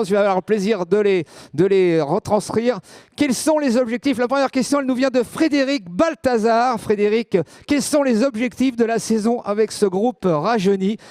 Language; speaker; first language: French; native; French